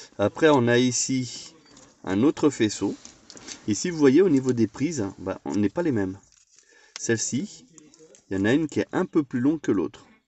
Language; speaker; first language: French; native; French